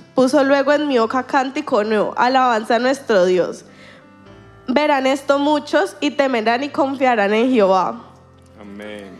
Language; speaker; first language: Spanish; native; Spanish